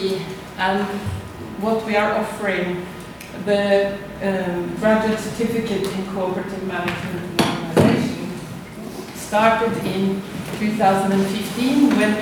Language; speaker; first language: English; non-native, fluent; Norwegian